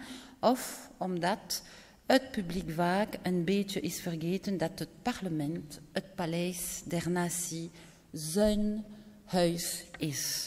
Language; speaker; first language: Dutch; non-native, local second language; French